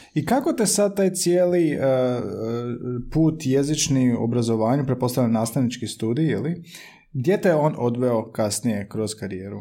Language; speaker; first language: Croatian; native; Croatian